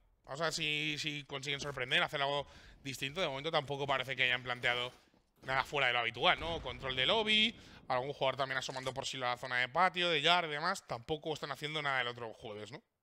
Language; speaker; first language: Spanish; native; Spanish